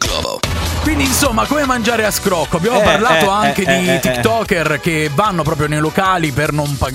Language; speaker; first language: Italian; native; Italian